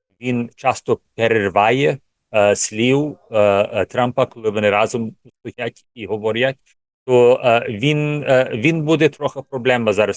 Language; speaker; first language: Ukrainian; early bilingual, heritage; English